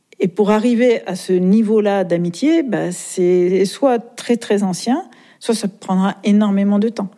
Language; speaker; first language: French; native; French